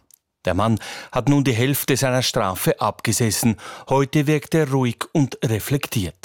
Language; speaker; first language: German; native; German